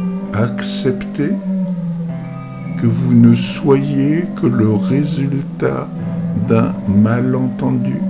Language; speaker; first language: French; native; French